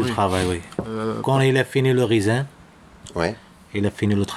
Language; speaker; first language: French; non-native, learner; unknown